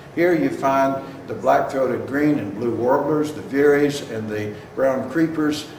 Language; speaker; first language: English; native; English